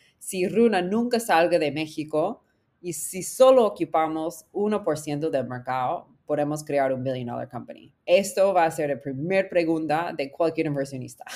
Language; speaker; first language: Spanish; non-native, fluent; English